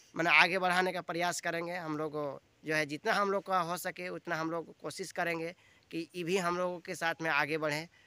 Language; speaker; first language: Hindi; native; Hindi